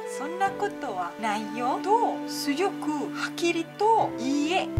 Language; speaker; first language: Japanese; non-native, fluent; Malay